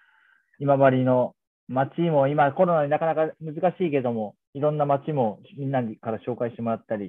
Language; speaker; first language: Japanese; native; Japanese